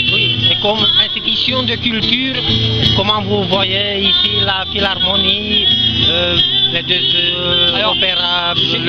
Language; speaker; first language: French; non-native, local second language; Romanian